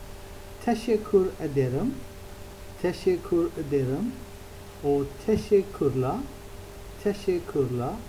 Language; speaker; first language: Turkish; non-native, learner; English